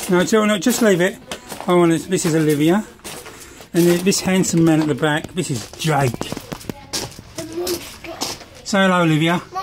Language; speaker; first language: English; native; English